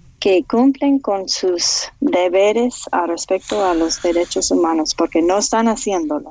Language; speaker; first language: Spanish; non-native, fluent; English